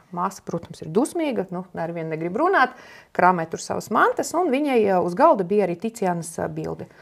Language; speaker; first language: Latvian; non-native, local second language; Russian